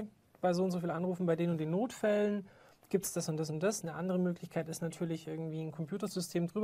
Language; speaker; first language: German; native; German